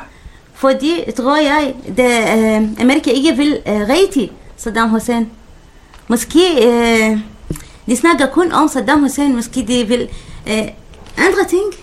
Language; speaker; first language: Danish; non-native, learner; Arabic